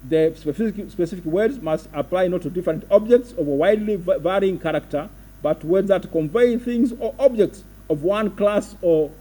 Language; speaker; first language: English; non-native, local second language; Swahili